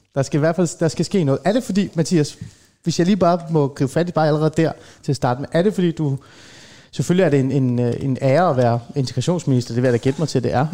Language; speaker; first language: Danish; early bilingual, other home language; Persian